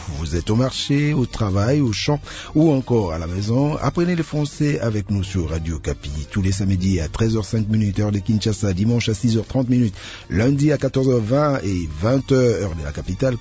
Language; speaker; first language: French; non-native, local second language; Lingala